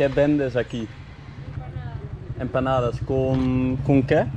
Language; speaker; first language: Spanish; non-native, learner; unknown